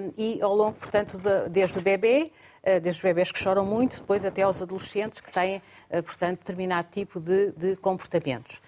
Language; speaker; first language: Portuguese; native; Portuguese